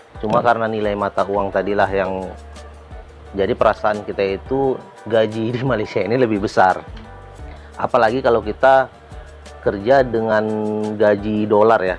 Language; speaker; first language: Indonesian; native; Indonesian